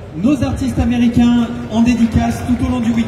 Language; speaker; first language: French; native; French